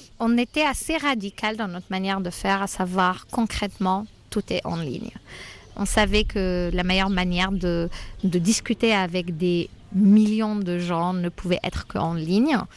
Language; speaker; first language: French; non-native, local second language; Arabic